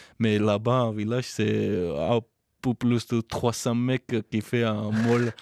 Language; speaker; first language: French; non-native, learner; Georgian